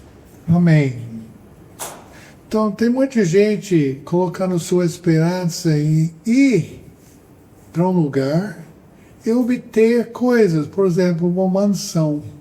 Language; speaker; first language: Portuguese; non-native, fluent; English